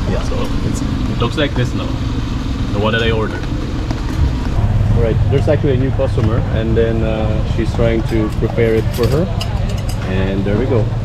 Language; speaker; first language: English; non-native, local second language; Filipino